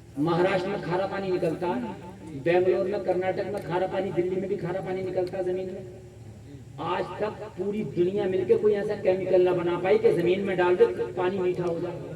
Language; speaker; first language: Urdu; native; Urdu